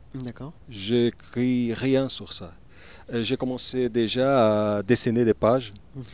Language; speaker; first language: French; non-native, learner; Portuguese